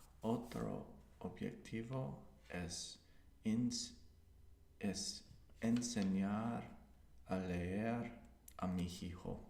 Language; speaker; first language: Spanish; non-native, learner; English